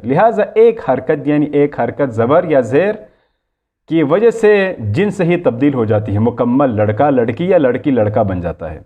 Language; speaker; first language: Urdu; native; Urdu